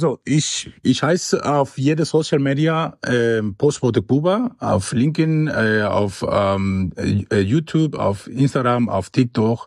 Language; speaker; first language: German; non-native, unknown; Spanish